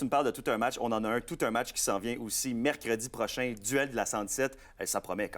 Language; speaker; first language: French; native; French